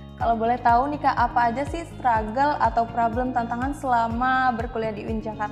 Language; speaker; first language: Indonesian; native; Indonesian